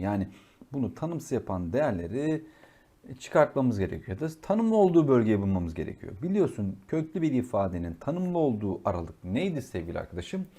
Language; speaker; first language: Turkish; native; Turkish